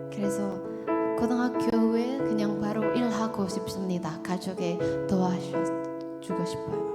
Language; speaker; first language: Korean; non-native, learner; Indonesian